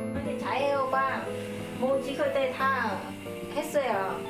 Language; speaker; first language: Korean; non-native, learner; Vietnamese